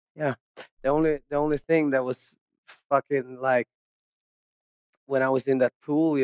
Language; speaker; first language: English; non-native, fluent; Swedish